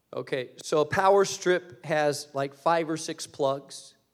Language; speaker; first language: English; early bilingual, other home language; Spanish